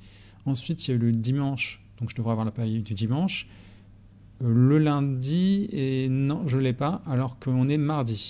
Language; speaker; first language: French; native; French